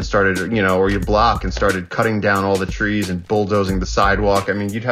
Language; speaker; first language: English; native; English